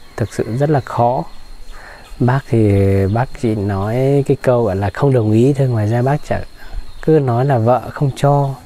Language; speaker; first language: Vietnamese; non-native, local second language; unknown